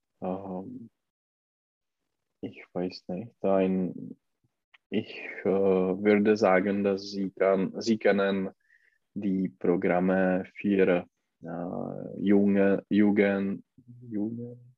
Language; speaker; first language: German; non-native, learner; Czech